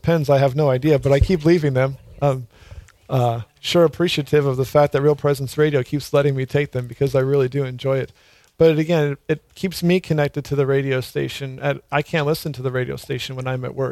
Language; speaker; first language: English; native; English